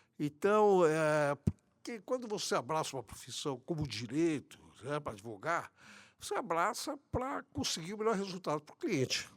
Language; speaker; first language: Portuguese; early bilingual, other home language; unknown